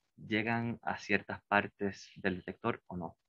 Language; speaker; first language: Spanish; native; Spanish